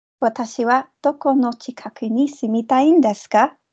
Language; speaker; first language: Japanese; non-native, fluent; English